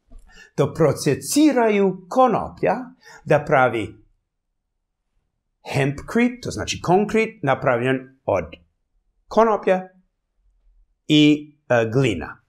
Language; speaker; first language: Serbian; early bilingual, heritage; English